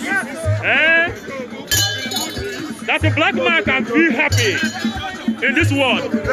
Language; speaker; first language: English; non-native, local second language; Igbo